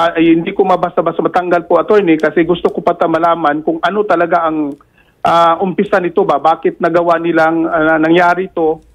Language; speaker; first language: Filipino; non-native, local second language; Cebuano